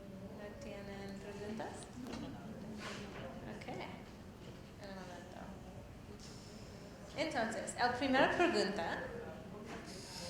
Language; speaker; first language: Spanish; non-native, learner; English